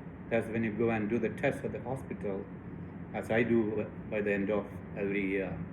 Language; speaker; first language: English; non-native, local second language; Malayalam